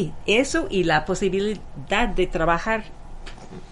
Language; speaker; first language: Spanish; non-native, fluent; English